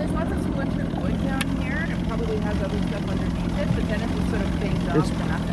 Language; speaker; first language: English; native; English